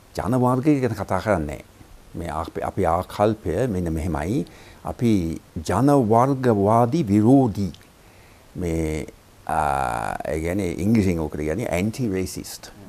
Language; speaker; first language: Sinhala; non-native, fluent; English